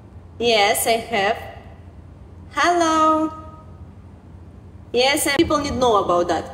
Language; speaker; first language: English; non-native, learner; Romanian